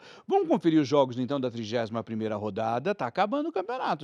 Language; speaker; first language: Portuguese; native; Portuguese